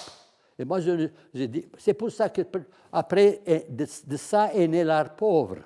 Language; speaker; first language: French; non-native, fluent; Italian